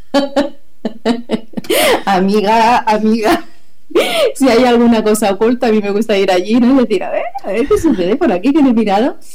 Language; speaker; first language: Spanish; native; Spanish